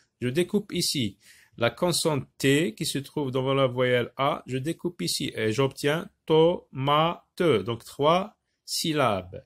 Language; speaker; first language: French; non-native, local second language; Arabic